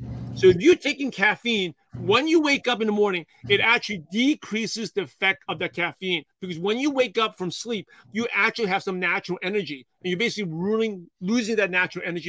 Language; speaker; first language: English; early bilingual, other home language; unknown